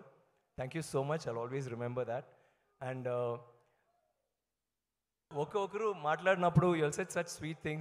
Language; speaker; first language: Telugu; non-native, learner; Tamil